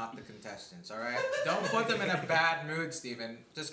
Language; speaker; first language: English; non-native, local second language; Filipino